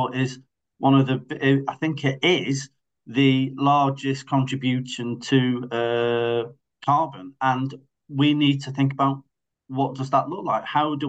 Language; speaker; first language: English; native; English